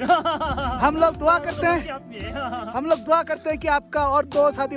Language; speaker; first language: Hindi; non-native, local second language; Bangla